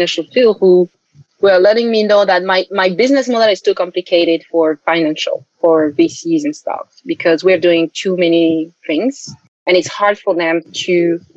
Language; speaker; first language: English; non-native, local second language; French